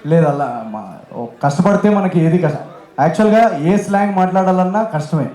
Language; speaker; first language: Telugu; native; Telugu